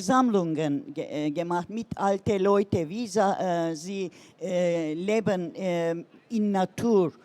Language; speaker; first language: German; non-native, learner; Turkish